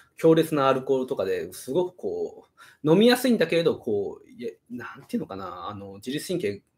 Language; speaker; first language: Japanese; native; Japanese